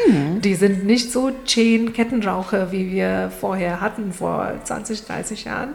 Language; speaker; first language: German; non-native, fluent; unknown